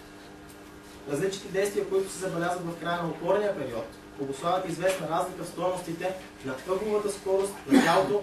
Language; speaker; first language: Bulgarian; native; Bulgarian